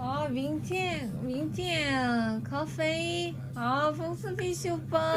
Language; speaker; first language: Chinese; non-native, learner; Korean